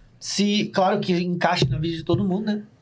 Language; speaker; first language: Portuguese; native; Portuguese